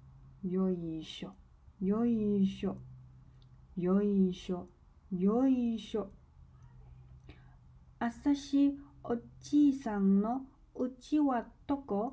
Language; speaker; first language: Japanese; non-native, learner; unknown